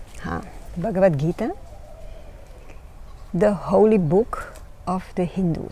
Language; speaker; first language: Hindi; non-native, learner; Dutch